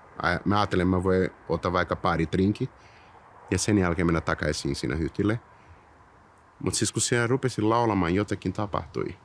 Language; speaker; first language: Finnish; non-native, learner; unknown